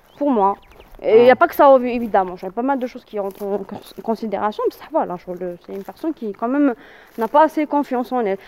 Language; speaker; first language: French; non-native, local second language; Arabic